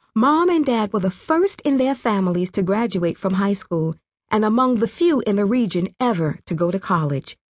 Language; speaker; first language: English; non-native, local second language; Kinyarwanda